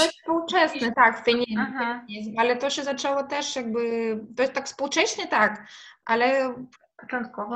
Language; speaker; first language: Polish; non-native, fluent; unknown